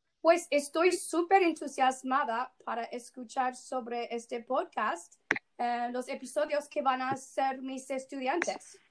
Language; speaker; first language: Spanish; non-native, fluent; English